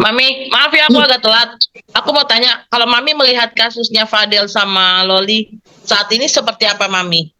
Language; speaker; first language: Indonesian; native; Indonesian